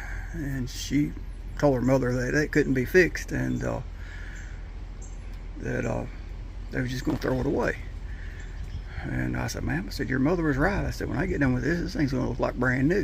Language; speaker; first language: English; native; English